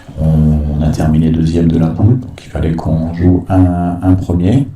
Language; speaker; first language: French; native; French